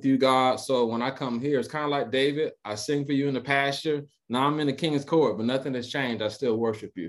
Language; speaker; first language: English; native; English